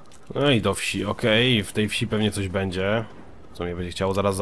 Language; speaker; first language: Polish; native; Polish